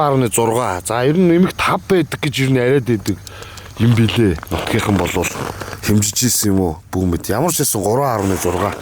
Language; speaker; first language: Mongolian; native; Mongolian